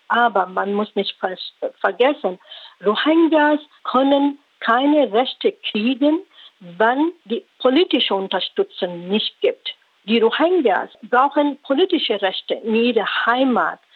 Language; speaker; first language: German; non-native, learner; Rohingya